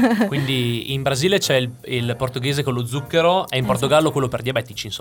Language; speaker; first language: Italian; native; Italian